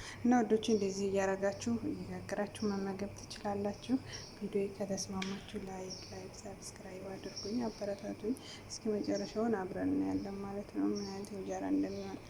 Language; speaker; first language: Amharic; native; Amharic